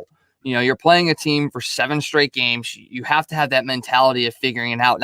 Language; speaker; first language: English; native; English